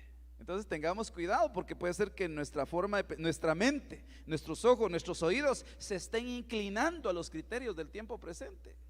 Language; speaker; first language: Spanish; native; Spanish